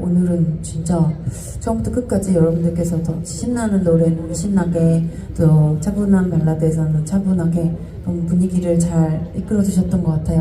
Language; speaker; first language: Korean; native; Korean